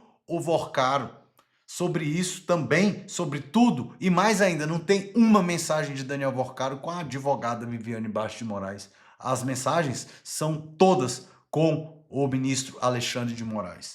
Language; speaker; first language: Portuguese; native; Portuguese